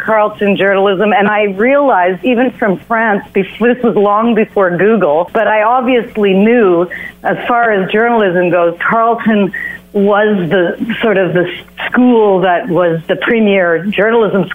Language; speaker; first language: English; native; English